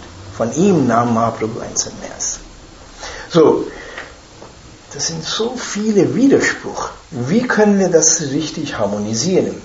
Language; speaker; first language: German; non-native, fluent; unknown